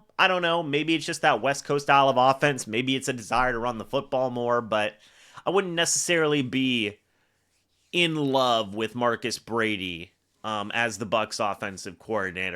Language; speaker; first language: English; native; English